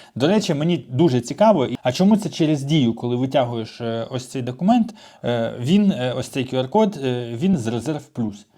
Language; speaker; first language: Ukrainian; non-native, local second language; Russian